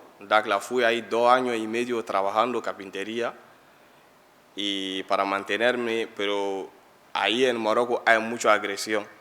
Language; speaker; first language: Spanish; non-native, learner; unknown